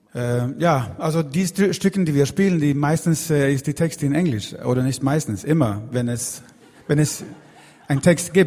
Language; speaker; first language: German; non-native, fluent; Swedish